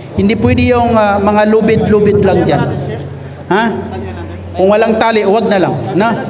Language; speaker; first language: Filipino; non-native, local second language; Maguindanaon